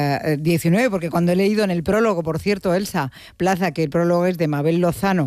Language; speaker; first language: Spanish; native; Spanish